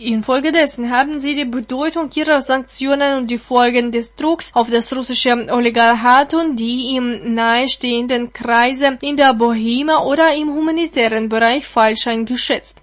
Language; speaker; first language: German; non-native, fluent; Russian